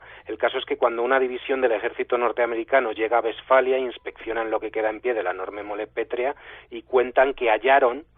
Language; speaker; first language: Spanish; native; Spanish